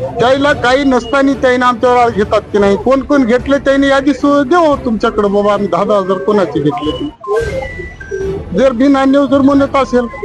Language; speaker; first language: Marathi; native; Marathi